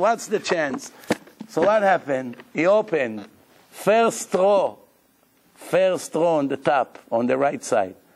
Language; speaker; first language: English; non-native, fluent; Hebrew